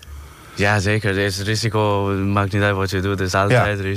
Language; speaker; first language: Dutch; non-native, fluent; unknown